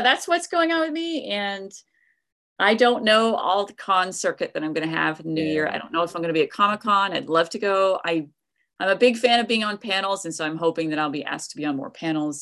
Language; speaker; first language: English; native; English